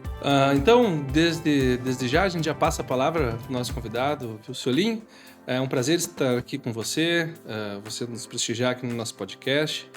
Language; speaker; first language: Portuguese; native; Portuguese